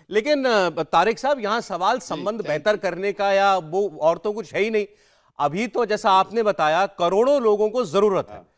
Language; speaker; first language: Hindi; native; Hindi